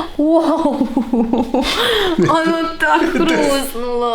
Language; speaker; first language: Russian; native; Russian